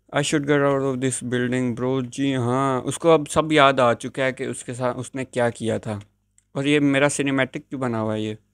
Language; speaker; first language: Hindi; native; Hindi